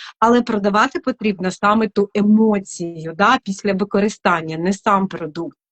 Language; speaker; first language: Ukrainian; non-native, local second language; Russian